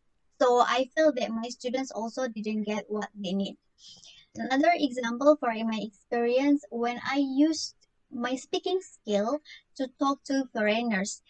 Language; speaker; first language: English; non-native, learner; Indonesian